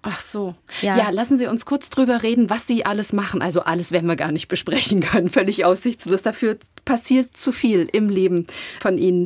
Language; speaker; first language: German; native; German